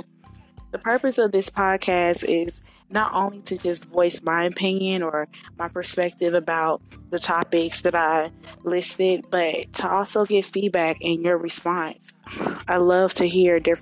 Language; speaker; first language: English; native; English